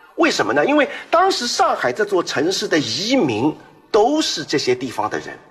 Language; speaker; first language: Chinese; non-native, local second language; Wu Chinese